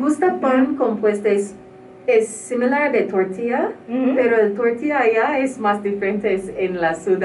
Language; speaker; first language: Spanish; non-native, learner; English